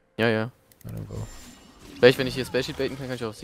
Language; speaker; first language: German; native; German